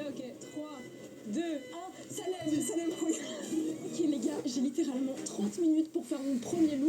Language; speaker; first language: French; native; French